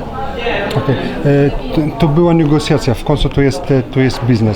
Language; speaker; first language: Polish; non-native, learner; French